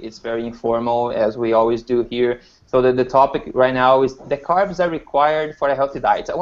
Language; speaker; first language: English; non-native, fluent; Portuguese